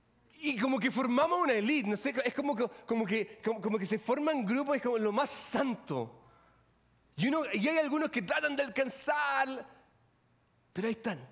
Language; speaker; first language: Spanish; native; Spanish